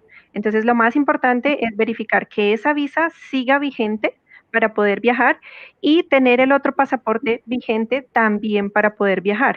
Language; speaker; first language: Spanish; native; Spanish